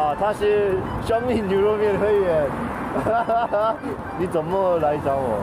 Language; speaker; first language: Chinese; non-native, fluent; Korean